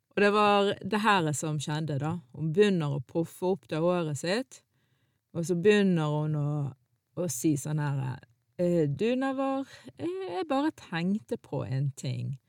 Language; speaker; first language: Norwegian; early bilingual, other home language; Arabic